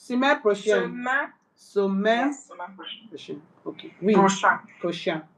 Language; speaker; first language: French; non-native, learner; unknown